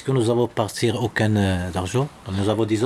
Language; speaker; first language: French; non-native, learner; Arabic